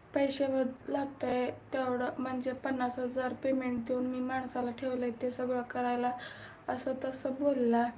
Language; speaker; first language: Marathi; native; Marathi